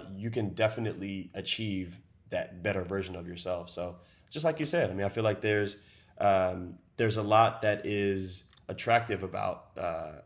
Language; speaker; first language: English; native; English